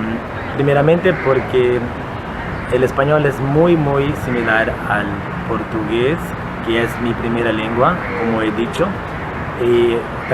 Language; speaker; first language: Spanish; non-native, learner; Portuguese